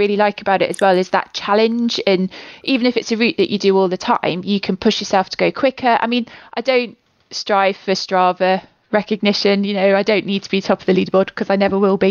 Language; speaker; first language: English; native; English